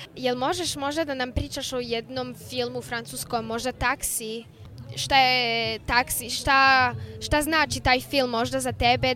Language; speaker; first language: Serbian; early bilingual, heritage; Serbian